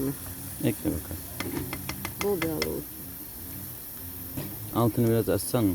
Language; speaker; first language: Turkish; native; Turkish